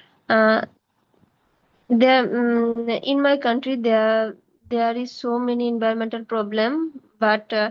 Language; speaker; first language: English; non-native, learner; Bangla